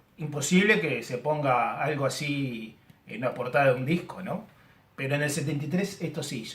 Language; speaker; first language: Spanish; native; Spanish